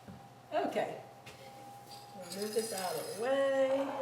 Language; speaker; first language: English; native; English